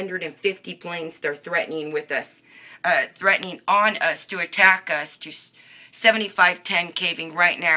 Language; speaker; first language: English; native; English